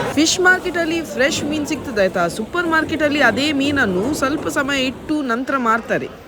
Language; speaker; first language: Kannada; native; Kannada